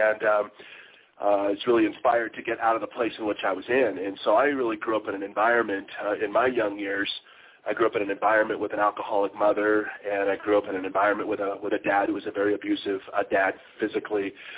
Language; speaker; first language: English; native; English